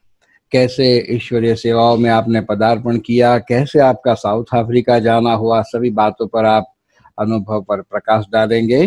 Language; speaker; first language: Hindi; native; Hindi